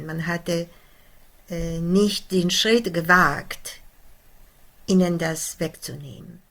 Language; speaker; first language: German; non-native, fluent; Polish